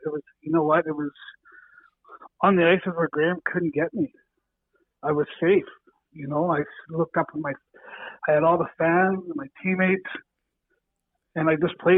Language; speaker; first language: English; native; English